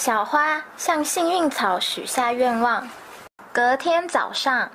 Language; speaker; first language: Chinese; native; Chinese